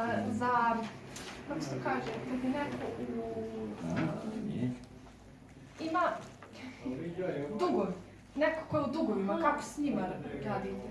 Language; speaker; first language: Bosnian; native; Bosnian